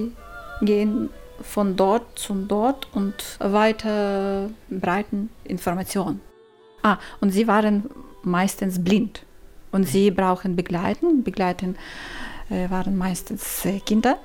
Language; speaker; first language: German; non-native, learner; Ukrainian